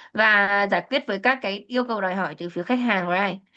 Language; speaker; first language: Vietnamese; native; Vietnamese